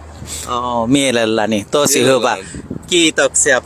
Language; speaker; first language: Finnish; non-native, fluent; Bangla